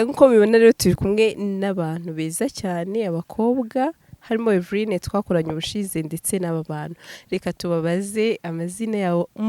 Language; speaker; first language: Kinyarwanda; native; Kinyarwanda